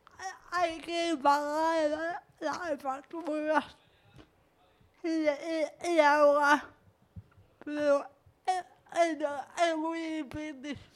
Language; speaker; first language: Spanish; non-native, learner; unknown